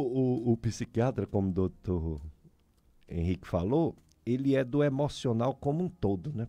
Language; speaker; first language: Portuguese; native; Portuguese